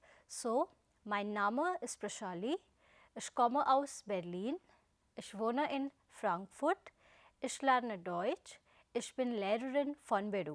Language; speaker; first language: German; non-native, fluent; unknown